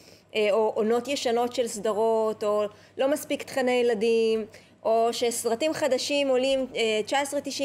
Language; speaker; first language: Hebrew; native; Hebrew